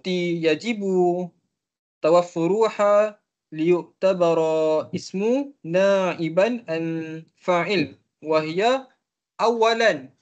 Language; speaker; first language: Arabic; non-native, learner; Malay